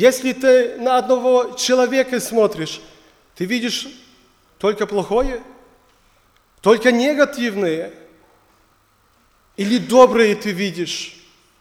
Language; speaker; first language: Russian; non-native, learner; German